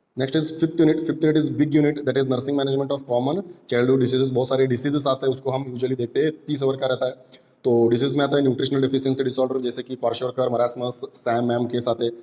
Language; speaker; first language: Hindi; non-native, local second language; Marathi